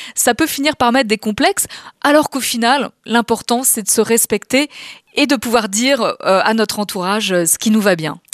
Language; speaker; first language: French; native; French